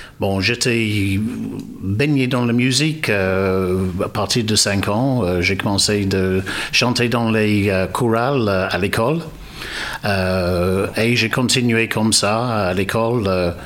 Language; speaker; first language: French; non-native, fluent; English